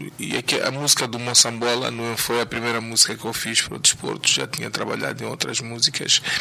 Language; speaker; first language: Portuguese; native; Portuguese